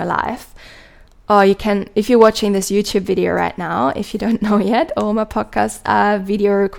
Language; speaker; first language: English; non-native, fluent; German